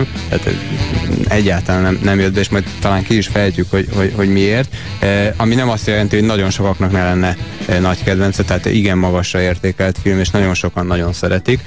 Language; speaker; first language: Hungarian; native; Hungarian